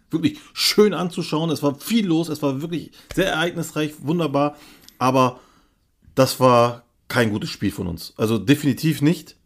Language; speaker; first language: German; early bilingual, other home language; Turkish